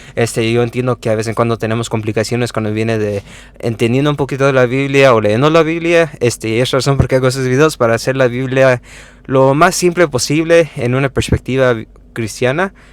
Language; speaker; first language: Spanish; early bilingual, heritage; Spanish